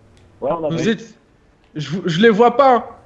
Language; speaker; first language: French; native; French